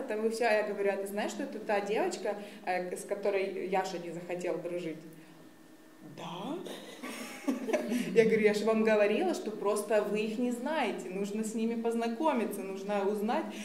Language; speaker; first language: Russian; native; Russian